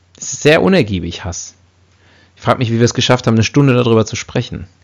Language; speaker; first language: German; native; German